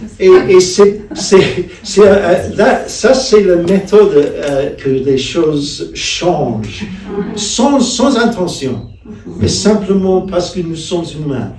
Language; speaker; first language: French; non-native, fluent; English